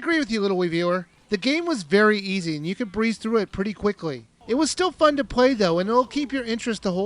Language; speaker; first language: English; native; English